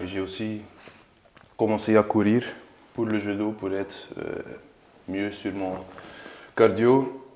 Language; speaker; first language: French; non-native, learner; Dutch